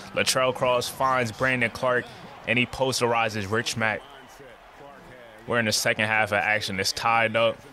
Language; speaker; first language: English; native; English